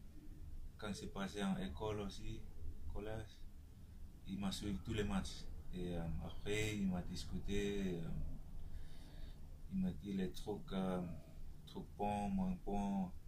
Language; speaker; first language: French; non-native, learner; Tongan